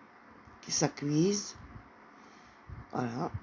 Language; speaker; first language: French; non-native, fluent; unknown